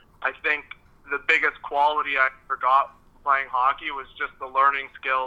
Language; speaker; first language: English; non-native, fluent; French